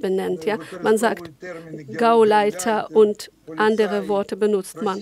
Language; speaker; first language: German; non-native, fluent; Ukrainian